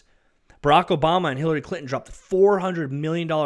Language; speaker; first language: English; native; English